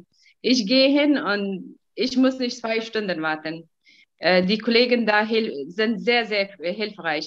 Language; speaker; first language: German; non-native, fluent; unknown